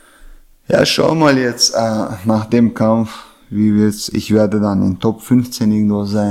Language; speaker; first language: German; non-native, fluent; Chechen